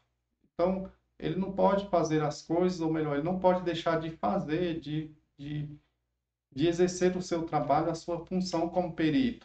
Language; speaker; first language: Portuguese; native; Portuguese